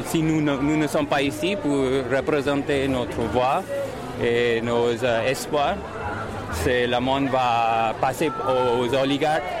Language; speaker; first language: French; non-native, fluent; English